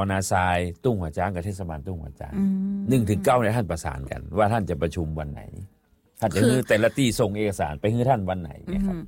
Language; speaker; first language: Thai; non-native, local second language; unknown